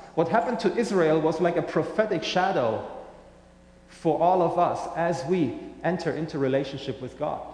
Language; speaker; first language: English; non-native, fluent; German